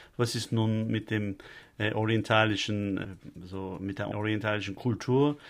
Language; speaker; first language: German; non-native, fluent; Turkish